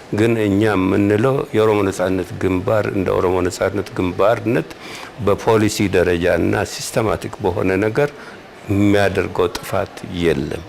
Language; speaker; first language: Amharic; non-native, local second language; Oromo